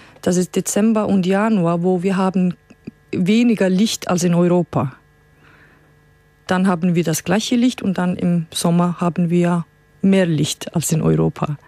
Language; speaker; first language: German; non-native, fluent; Icelandic